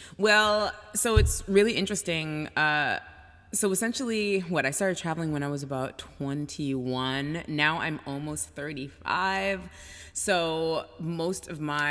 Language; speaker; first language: English; native; English